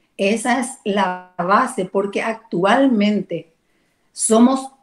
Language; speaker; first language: Spanish; native; Spanish